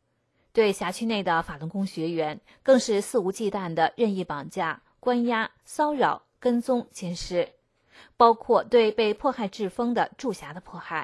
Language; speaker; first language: Chinese; native; Chinese